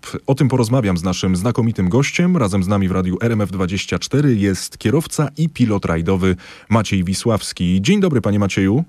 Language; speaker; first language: Polish; native; Polish